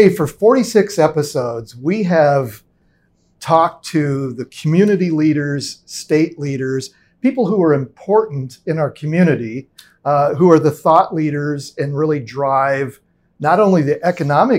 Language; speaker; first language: English; native; English